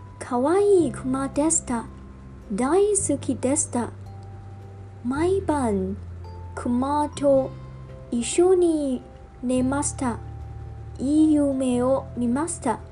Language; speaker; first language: Japanese; non-native, learner; Chinese